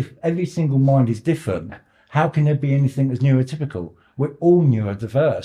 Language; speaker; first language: English; native; English